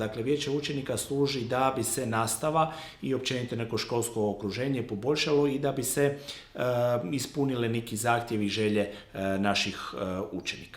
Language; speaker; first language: Croatian; native; Croatian